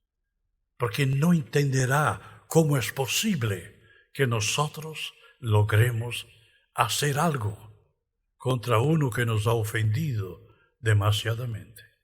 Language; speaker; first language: Spanish; non-native, fluent; Portuguese